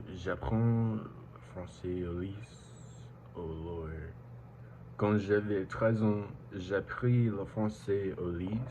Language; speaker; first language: French; non-native, learner; English